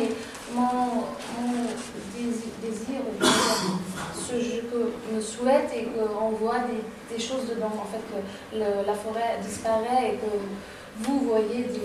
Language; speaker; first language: French; non-native, fluent; German